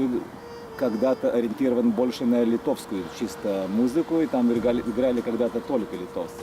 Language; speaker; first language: Russian; non-native, fluent; Lithuanian